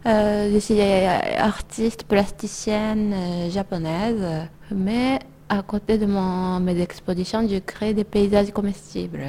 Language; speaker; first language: French; non-native, fluent; Japanese